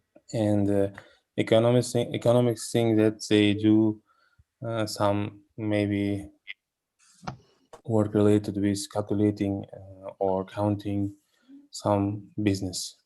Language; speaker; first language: English; non-native, learner; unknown